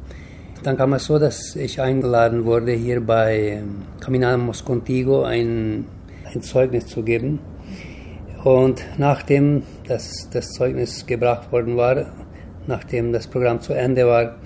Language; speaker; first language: German; early bilingual, heritage; German